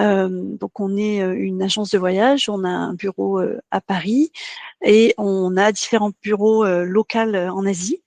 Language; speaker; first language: French; native; French